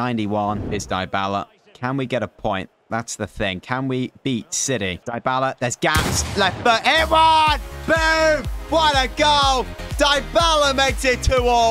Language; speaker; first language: English; native; English